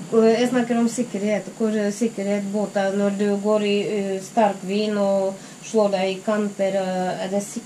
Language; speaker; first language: Norwegian; non-native, fluent; Russian